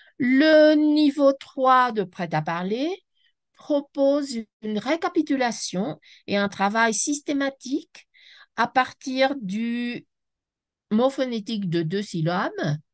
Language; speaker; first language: French; non-native, fluent; Spanish